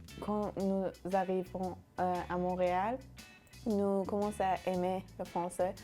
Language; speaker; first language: French; non-native, learner; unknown